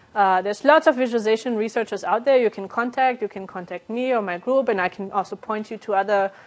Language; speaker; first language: English; non-native, fluent; German